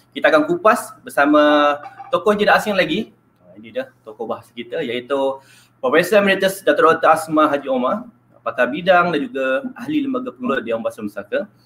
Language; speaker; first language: Malay; native; Malay